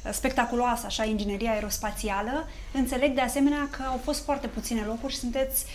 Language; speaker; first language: Romanian; native; Romanian